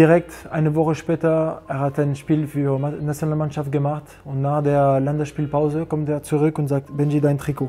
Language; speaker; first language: German; non-native, learner; French